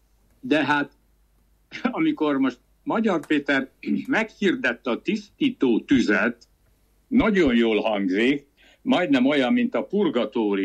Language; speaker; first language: Hungarian; native; Hungarian